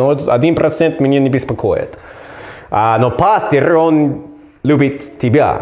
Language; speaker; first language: Russian; non-native, learner; English